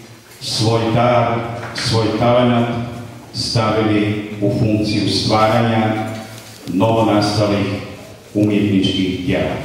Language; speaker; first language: Croatian; native; Croatian